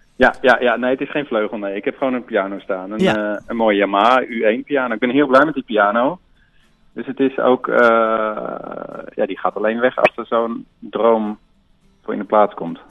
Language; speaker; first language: Dutch; native; Dutch